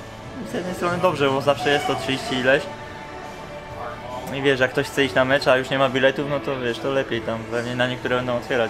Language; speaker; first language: Polish; native; Polish